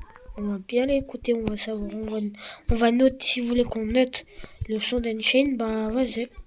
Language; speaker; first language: French; native; French